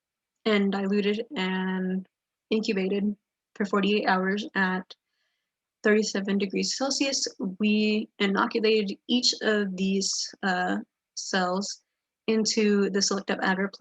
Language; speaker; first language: English; native; English